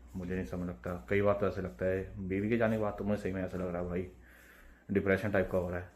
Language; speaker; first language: Hindi; non-native, local second language; Punjabi